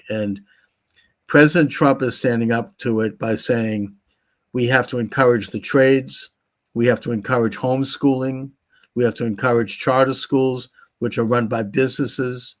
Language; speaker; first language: English; native; English